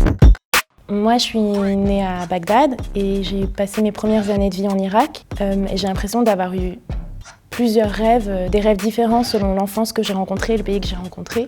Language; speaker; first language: French; early bilingual, other home language; Arabic